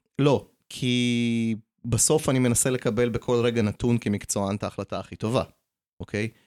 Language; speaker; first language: Hebrew; early bilingual, other home language; Russian